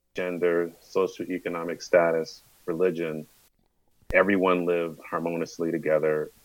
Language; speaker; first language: English; native; English